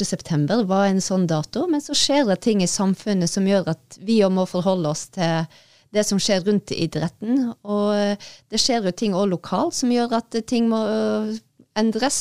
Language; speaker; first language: Norwegian; native; Norwegian